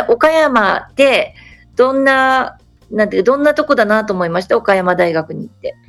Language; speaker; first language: Japanese; native; Japanese